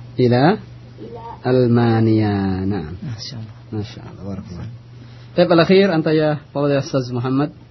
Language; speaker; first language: Arabic; non-native, fluent; Indonesian